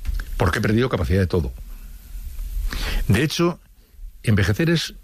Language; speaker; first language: Spanish; native; Spanish